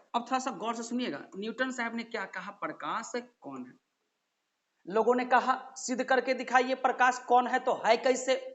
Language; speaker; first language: Hindi; native; Hindi